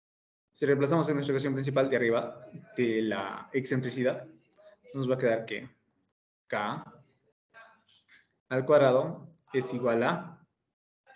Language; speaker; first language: Spanish; native; Spanish